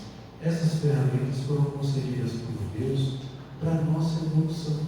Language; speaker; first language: Portuguese; native; Portuguese